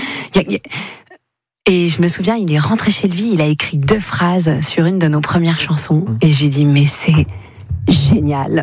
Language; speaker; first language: French; native; French